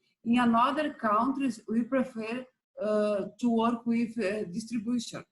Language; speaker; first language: English; non-native, learner; Portuguese